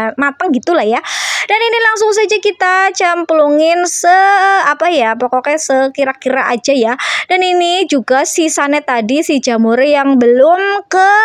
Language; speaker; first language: Indonesian; non-native, local second language; Javanese